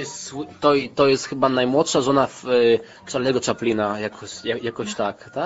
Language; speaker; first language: Polish; native; Polish